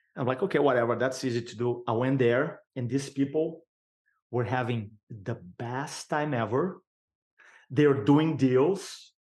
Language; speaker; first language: English; non-native, fluent; Portuguese